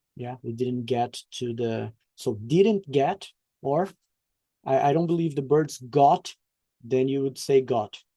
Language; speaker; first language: English; non-native, fluent; Portuguese